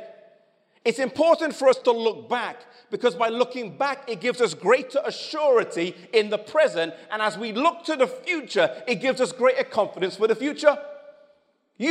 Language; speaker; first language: English; native; English